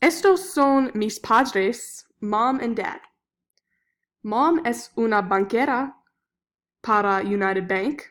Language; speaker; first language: Spanish; non-native, learner; English